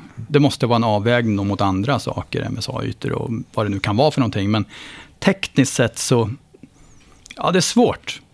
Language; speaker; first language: Swedish; native; Swedish